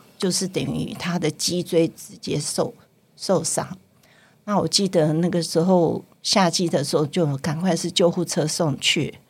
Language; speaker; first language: Chinese; non-native, local second language; Cantonese